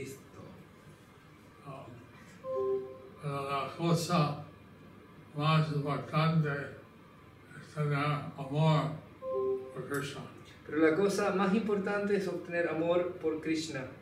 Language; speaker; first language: Spanish; non-native, learner; English